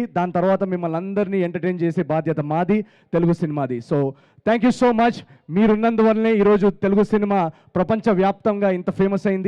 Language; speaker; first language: Telugu; native; Telugu